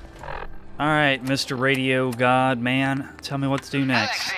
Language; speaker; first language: English; native; English